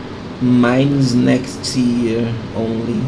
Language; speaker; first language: English; non-native, fluent; Portuguese